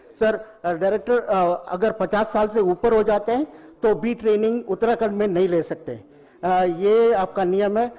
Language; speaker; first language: Hindi; non-native, local second language; Tamil